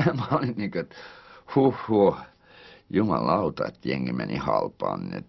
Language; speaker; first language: Finnish; early bilingual, heritage; Finnish